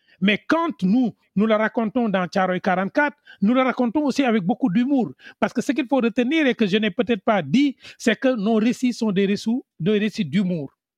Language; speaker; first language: French; non-native, local second language; Wolof